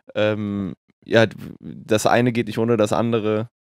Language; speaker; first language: German; native; German